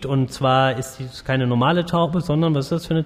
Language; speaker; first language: German; native; German